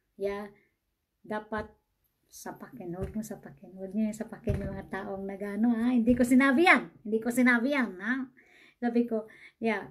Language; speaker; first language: Filipino; non-native, local second language; Cebuano